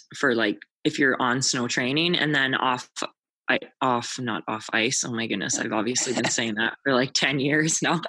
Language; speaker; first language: English; native; English